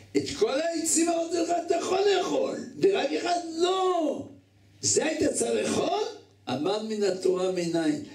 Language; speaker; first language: Hebrew; native; Hebrew